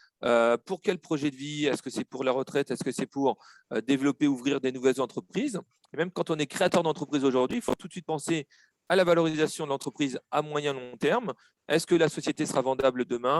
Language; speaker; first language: French; native; French